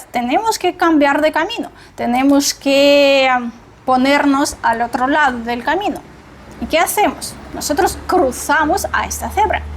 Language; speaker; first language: Spanish; non-native, fluent; Russian